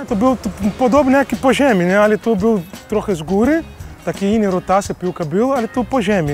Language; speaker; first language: Polish; non-native, learner; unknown